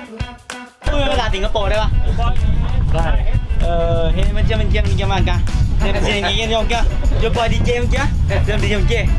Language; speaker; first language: Thai; native; Thai